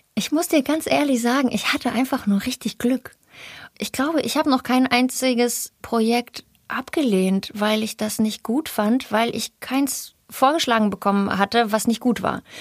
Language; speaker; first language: German; early bilingual, other home language; Russian